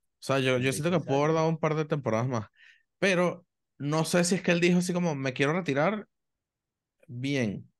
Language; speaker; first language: Spanish; native; Spanish